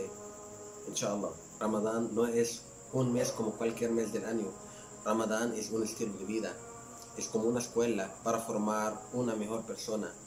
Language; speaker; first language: Spanish; non-native, learner; Arabic